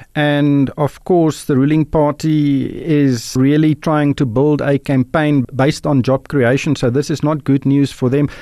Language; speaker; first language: English; non-native, local second language; Afrikaans